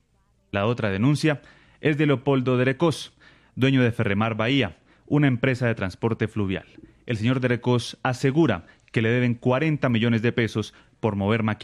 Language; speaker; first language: Spanish; native; Spanish